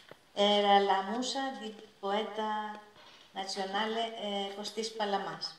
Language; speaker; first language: Italian; non-native, learner; Greek